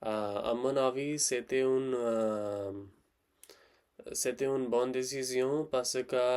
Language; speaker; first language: French; non-native, learner; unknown